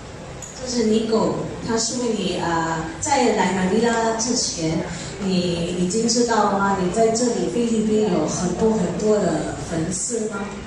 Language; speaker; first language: Chinese; early bilingual, heritage; Chinese